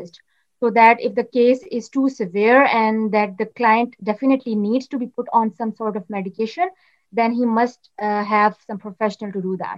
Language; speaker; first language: English; non-native, local second language; Urdu